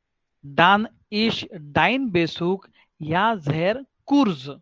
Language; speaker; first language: German; non-native, fluent; Marathi